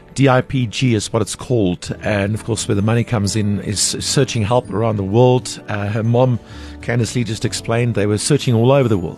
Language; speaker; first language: English; non-native, local second language; Afrikaans